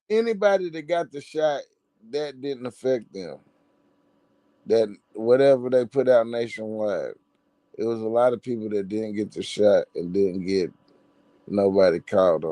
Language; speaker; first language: English; native; English